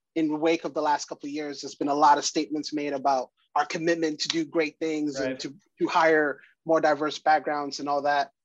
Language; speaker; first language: English; early bilingual, other home language; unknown